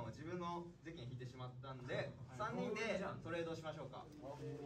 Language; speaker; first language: Japanese; native; Japanese